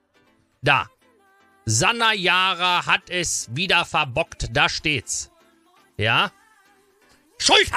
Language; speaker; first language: German; native; German